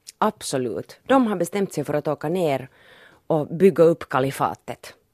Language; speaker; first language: Swedish; native; Swedish